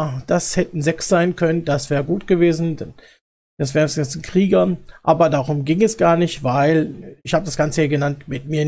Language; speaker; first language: German; native; German